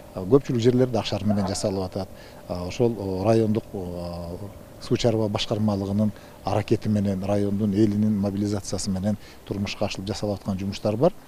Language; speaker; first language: Kyrgyz; native; Kyrgyz